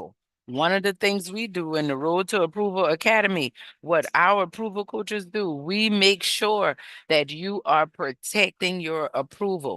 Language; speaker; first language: English; native; English